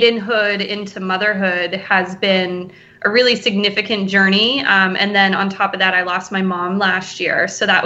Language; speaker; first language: English; native; English